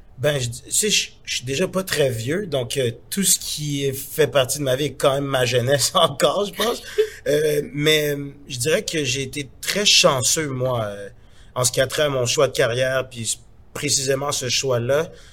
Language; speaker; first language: French; native; French